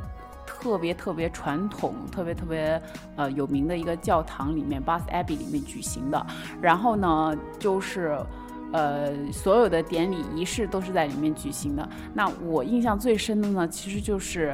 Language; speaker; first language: Chinese; native; Chinese